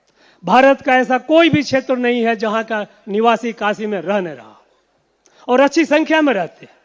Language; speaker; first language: Hindi; native; Hindi